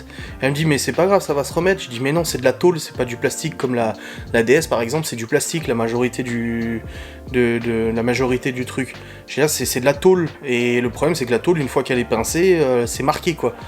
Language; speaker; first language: French; native; French